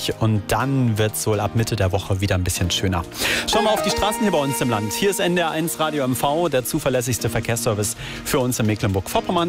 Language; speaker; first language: German; native; German